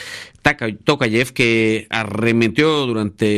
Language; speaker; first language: Spanish; native; Spanish